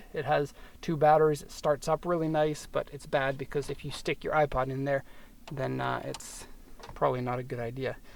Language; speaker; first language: English; native; English